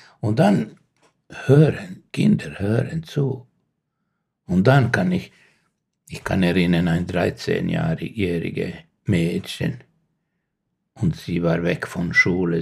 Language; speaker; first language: German; non-native, learner; Finnish